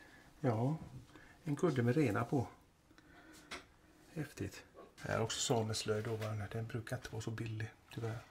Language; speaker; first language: Swedish; native; Swedish